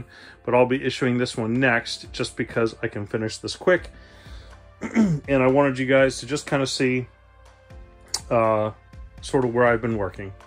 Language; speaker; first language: English; native; English